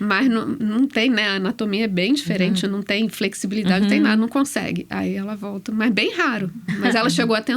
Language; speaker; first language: Portuguese; native; Portuguese